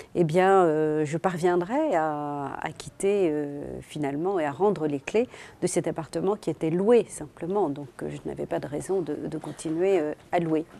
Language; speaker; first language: French; native; French